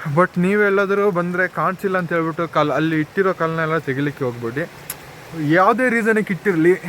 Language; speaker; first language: Kannada; non-native, local second language; Kodava